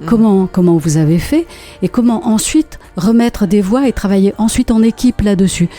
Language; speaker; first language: French; native; French